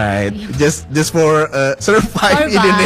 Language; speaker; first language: English; non-native, fluent; Indonesian